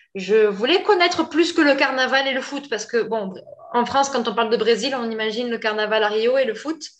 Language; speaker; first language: French; native; French